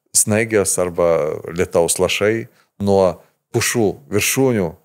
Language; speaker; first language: Lithuanian; early bilingual, other home language; Ukrainian